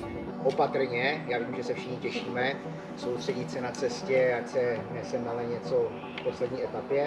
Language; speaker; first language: Czech; native; Czech